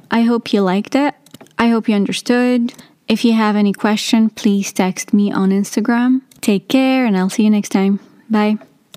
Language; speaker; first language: English; non-native, fluent; Arabic